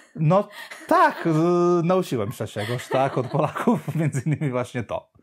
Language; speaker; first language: Polish; non-native, fluent; Italian